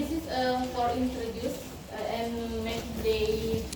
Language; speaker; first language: English; non-native, learner; Indonesian